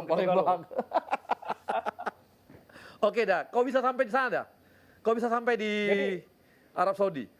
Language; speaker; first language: Indonesian; native; Indonesian